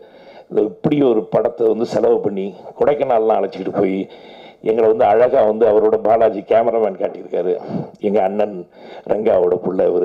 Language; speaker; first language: Tamil; native; Tamil